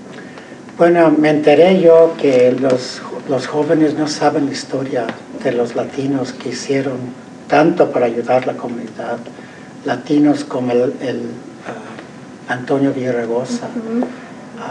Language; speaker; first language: Spanish; early bilingual, heritage; Spanish